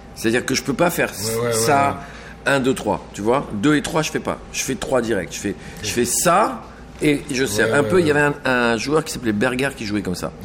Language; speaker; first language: French; native; French